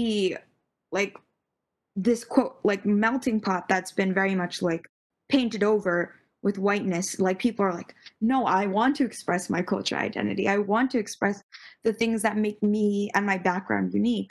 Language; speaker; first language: English; early bilingual, other home language; Tamil